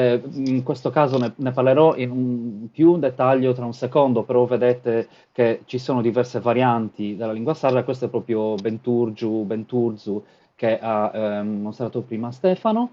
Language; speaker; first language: Italian; native; Italian